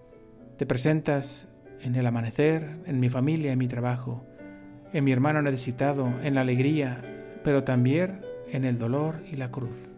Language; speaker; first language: Spanish; native; Spanish